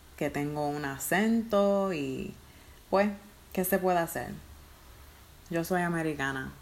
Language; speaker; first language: Spanish; early bilingual, heritage; Spanish